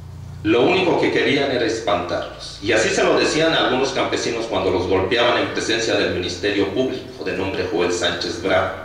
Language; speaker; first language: Spanish; native; Spanish